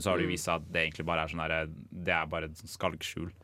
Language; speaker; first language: Norwegian; native; Norwegian